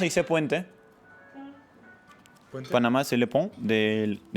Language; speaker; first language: French; non-native, learner; Spanish